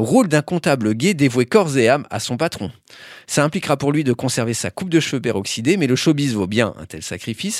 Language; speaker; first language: French; native; French